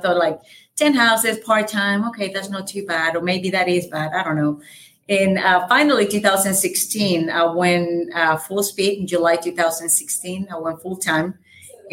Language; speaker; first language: English; non-native, fluent; Spanish